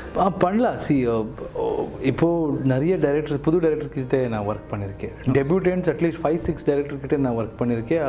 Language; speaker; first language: Tamil; non-native, learner; Kannada